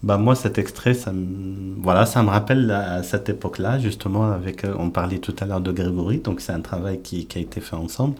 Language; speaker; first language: French; native; French